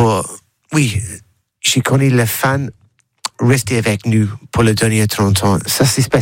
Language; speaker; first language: French; non-native, learner; English